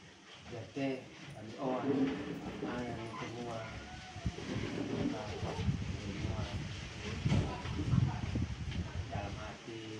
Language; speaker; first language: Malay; non-native, local second language; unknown